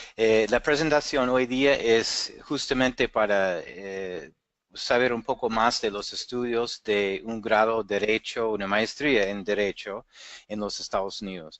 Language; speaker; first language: Spanish; non-native, fluent; English